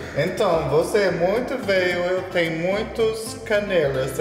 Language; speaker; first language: Portuguese; non-native, learner; English